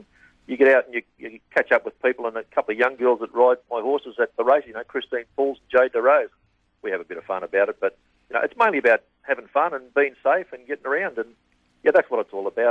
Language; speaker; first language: English; native; English